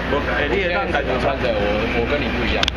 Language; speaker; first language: Chinese; native; Chinese